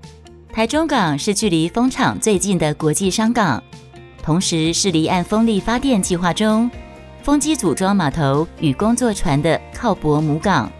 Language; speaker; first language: Chinese; native; Chinese